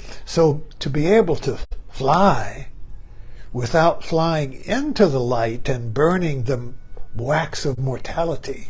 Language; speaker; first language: English; native; English